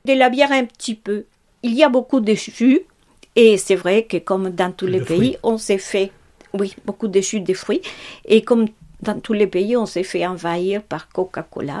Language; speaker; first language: French; non-native, fluent; Spanish